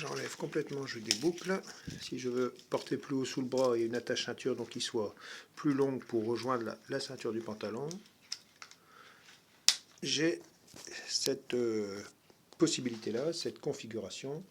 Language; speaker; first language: French; native; French